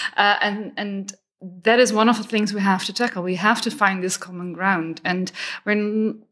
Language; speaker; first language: English; non-native, fluent; Dutch